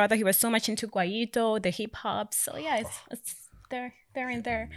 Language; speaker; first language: English; non-native, local second language; Tswana